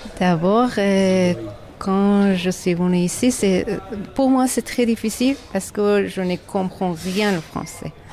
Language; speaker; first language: French; non-native, learner; Persian